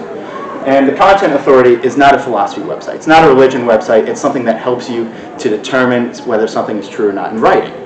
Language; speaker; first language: English; native; English